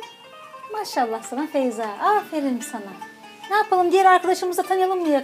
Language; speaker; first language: Turkish; native; Turkish